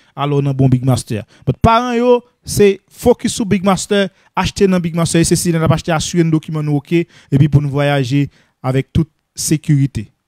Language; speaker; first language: French; non-native, local second language; Haitian Creole